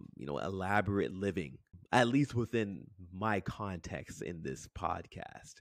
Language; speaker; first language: English; native; English